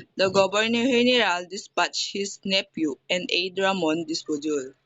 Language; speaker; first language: English; non-native, local second language; Filipino